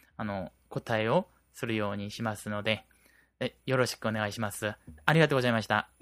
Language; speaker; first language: Japanese; non-native, fluent; Korean